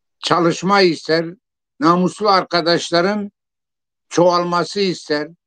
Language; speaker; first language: Turkish; non-native, local second language; Zaza